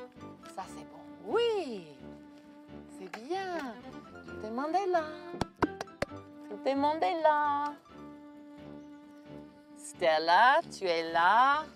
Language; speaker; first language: French; non-native, learner; English